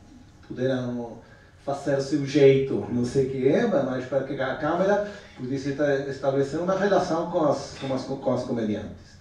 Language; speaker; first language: Portuguese; non-native, fluent; Spanish